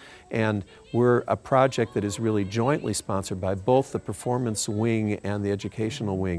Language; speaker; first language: English; native; English